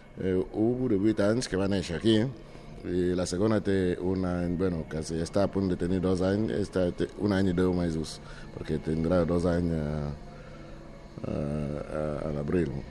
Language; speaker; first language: Catalan; non-native, fluent; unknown